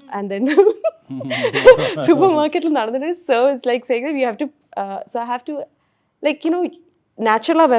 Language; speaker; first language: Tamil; non-native, learner; Malayalam